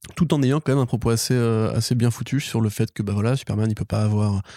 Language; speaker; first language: French; native; French